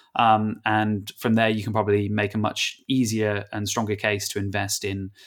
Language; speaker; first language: English; native; English